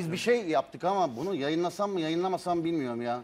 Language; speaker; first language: Turkish; native; Turkish